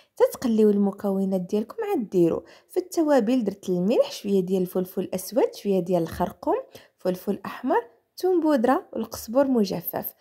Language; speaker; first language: Arabic; native; Arabic